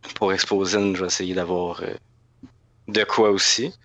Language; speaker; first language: French; native; French